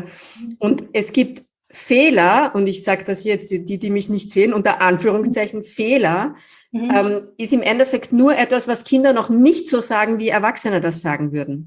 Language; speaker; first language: German; native; German